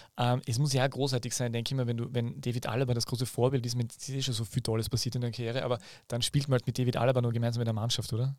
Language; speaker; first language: German; native; German